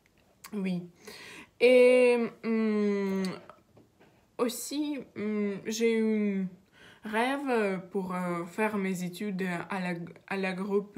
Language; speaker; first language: French; non-native, learner; Russian